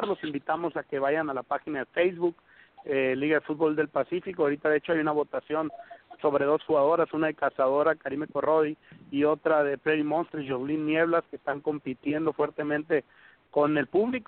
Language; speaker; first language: Spanish; native; Spanish